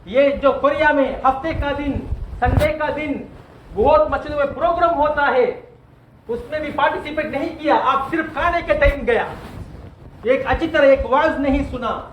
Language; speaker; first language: Urdu; non-native, learner; Tamil